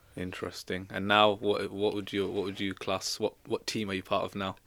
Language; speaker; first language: English; native; English